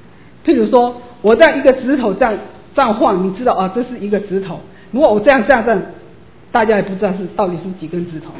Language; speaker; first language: Chinese; native; Chinese